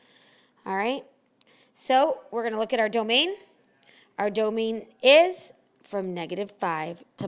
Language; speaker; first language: English; native; English